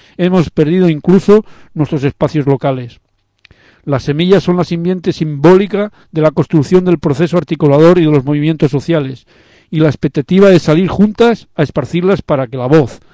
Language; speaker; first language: Spanish; non-native, local second language; Catalan